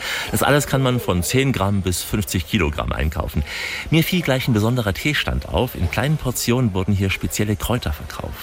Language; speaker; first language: German; native; German